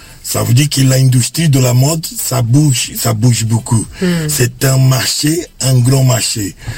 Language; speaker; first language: French; non-native, fluent; Portuguese